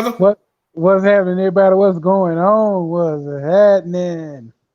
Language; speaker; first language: English; native; English